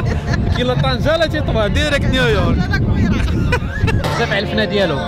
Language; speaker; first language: Arabic; native; Arabic